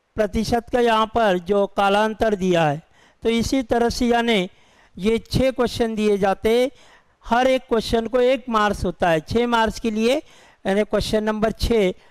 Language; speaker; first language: Hindi; non-native, local second language; Urdu